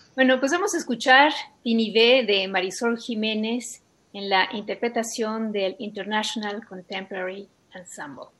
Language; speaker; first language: Spanish; native; Spanish